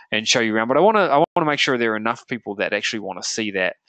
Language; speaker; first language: English; native; English